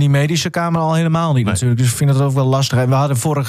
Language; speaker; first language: Dutch; native; Dutch